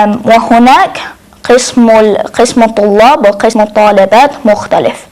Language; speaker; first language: Arabic; non-native, learner; English